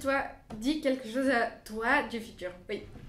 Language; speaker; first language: French; non-native, fluent; Bulgarian